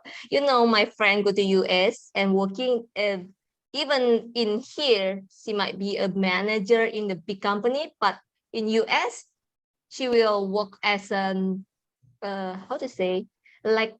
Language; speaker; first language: English; non-native, learner; Indonesian